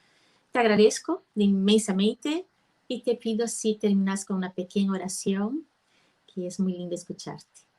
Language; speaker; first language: Spanish; non-native, fluent; Portuguese